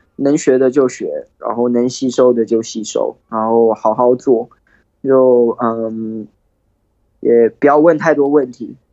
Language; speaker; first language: Chinese; early bilingual, heritage; Chinese